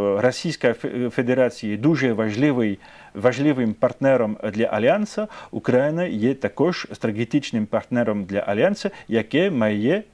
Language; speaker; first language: Ukrainian; non-native, fluent; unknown